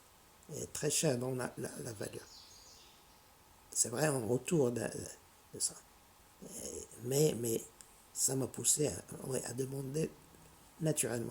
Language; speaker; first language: French; non-native, local second language; Arabic